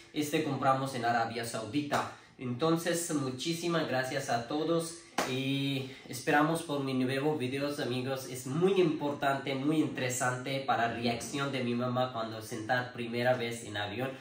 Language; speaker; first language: Spanish; non-native, learner; Urdu